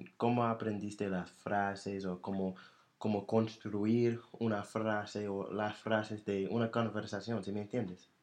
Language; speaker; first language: Spanish; non-native, fluent; English